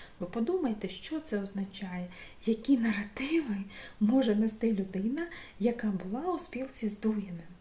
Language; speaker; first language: Ukrainian; non-native, local second language; Russian